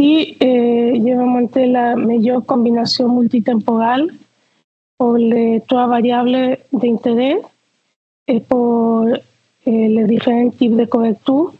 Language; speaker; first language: French; non-native, fluent; Spanish